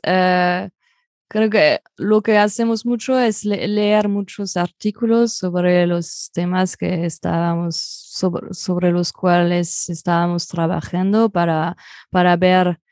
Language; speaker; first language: Spanish; non-native, fluent; French